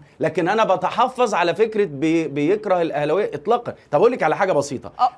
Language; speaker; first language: Arabic; native; Arabic